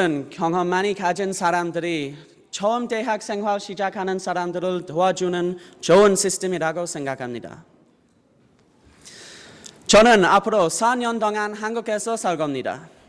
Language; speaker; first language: Korean; non-native, fluent; English